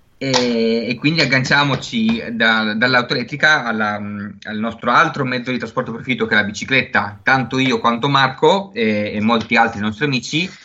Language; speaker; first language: Italian; native; Italian